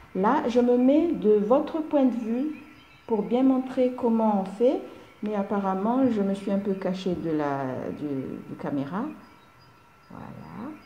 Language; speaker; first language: French; non-native, local second language; Malagasy